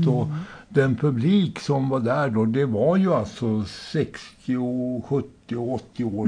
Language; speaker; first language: Swedish; native; Swedish